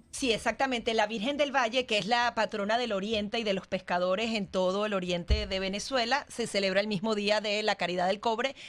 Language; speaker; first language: Spanish; native; Spanish